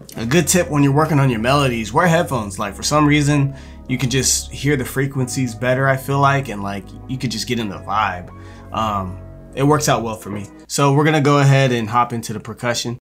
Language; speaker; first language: English; native; English